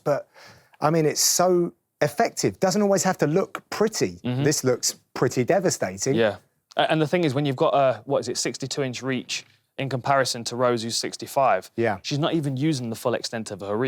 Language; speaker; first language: English; native; English